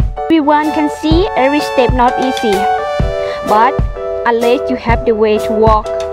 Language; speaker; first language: English; non-native, learner; Thai